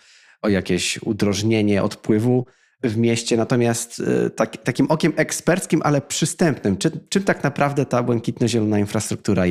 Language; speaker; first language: Polish; native; Polish